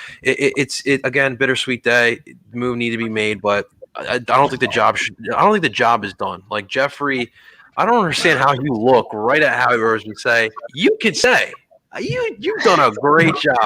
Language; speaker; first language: English; native; English